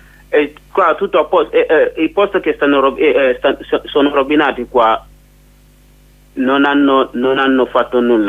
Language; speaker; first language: Italian; non-native, learner; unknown